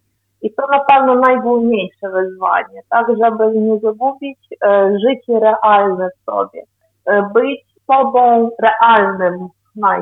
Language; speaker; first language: Polish; non-native, fluent; Ukrainian